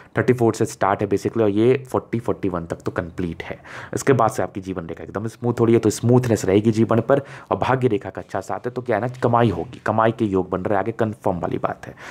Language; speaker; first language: Hindi; native; Hindi